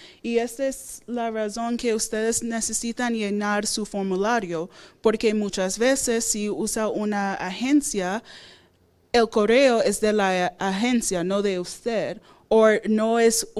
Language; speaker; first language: Spanish; non-native, fluent; English